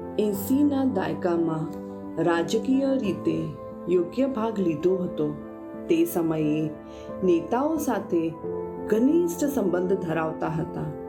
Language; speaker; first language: Gujarati; non-native, local second language; Kachhi